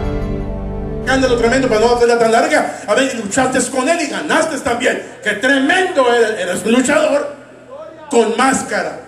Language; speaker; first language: Spanish; native; Spanish